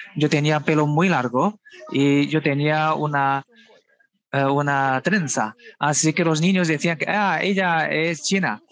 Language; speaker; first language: Spanish; non-native, fluent; Chinese